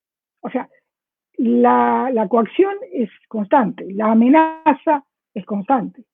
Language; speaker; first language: Spanish; native; Spanish